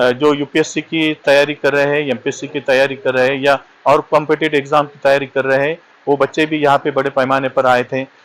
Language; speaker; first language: Hindi; non-native, local second language; Marathi